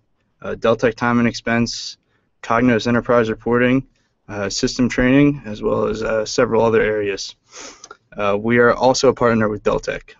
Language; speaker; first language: English; native; English